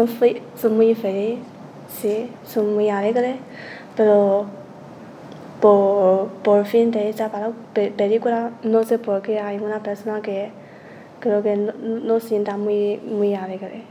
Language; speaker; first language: Spanish; non-native, learner; Chinese